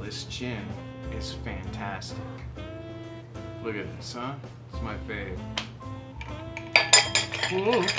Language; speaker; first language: English; native; English